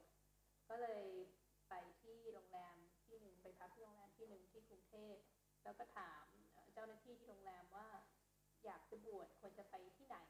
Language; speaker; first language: Thai; native; Thai